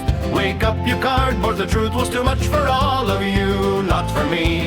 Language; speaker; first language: English; non-native, fluent; Finnish